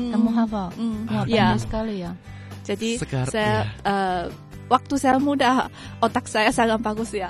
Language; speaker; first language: Indonesian; non-native, fluent; Chinese